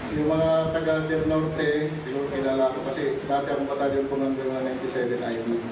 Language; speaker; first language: Filipino; non-native, local second language; Iloko